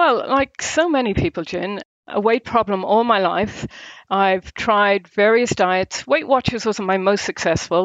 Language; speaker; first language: English; native; English